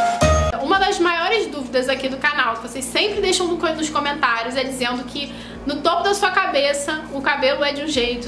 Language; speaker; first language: Portuguese; native; Portuguese